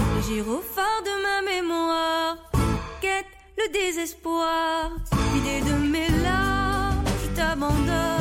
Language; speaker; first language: French; native; French